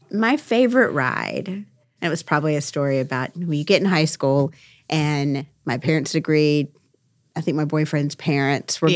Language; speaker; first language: English; native; English